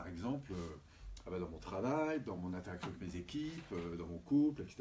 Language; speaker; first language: French; native; French